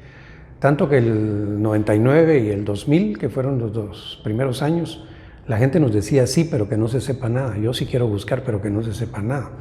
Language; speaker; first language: Spanish; native; Spanish